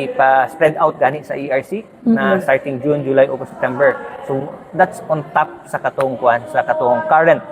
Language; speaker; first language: Cebuano; native; Cebuano